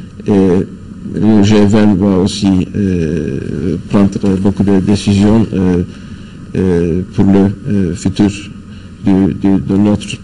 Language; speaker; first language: French; non-native, fluent; Turkish